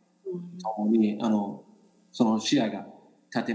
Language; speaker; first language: Japanese; non-native, learner; English